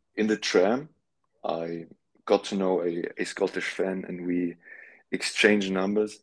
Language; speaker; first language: English; non-native, fluent; German